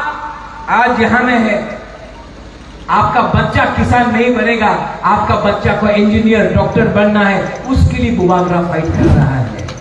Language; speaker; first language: Hindi; non-native, local second language; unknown